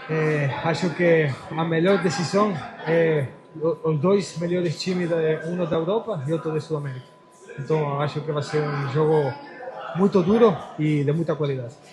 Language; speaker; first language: Portuguese; non-native, fluent; Spanish